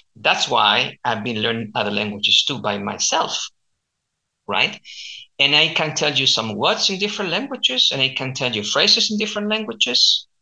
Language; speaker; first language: English; non-native, fluent; Spanish